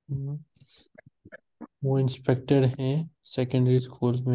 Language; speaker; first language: Urdu; native; Urdu